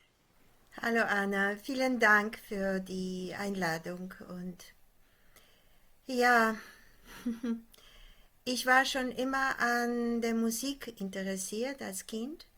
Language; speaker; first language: German; non-native, fluent; Polish